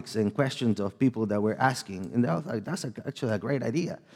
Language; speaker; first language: English; non-native, fluent; Spanish